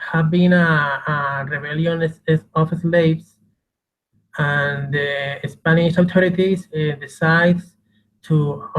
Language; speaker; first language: English; non-native, learner; Spanish